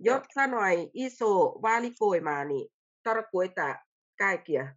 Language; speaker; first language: Finnish; non-native, learner; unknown